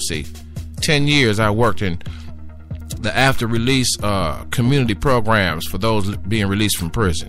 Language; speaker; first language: English; native; English